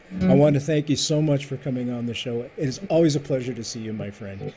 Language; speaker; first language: English; native; English